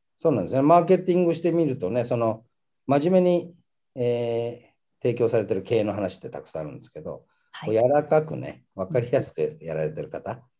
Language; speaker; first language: Japanese; early bilingual, heritage; Japanese